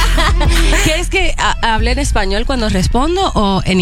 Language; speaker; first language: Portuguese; non-native, learner; Spanish